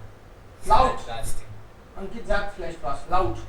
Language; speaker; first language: German; non-native, fluent; Hindi